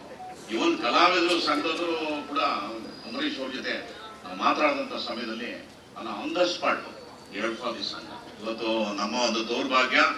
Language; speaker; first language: Kannada; native; Kannada